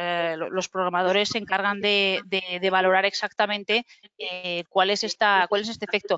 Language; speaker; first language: Spanish; native; Spanish